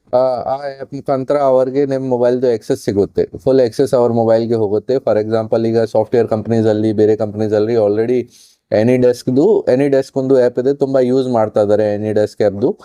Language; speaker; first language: Kannada; non-native, fluent; Hindi